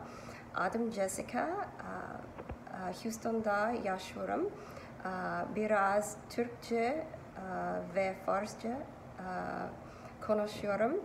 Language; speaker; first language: Turkish; non-native, learner; English